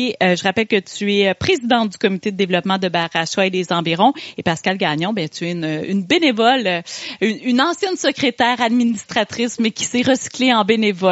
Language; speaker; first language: French; native; French